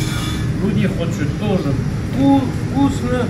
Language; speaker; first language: Russian; non-native, learner; French